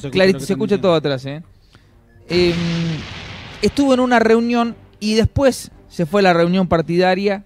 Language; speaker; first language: Spanish; native; Spanish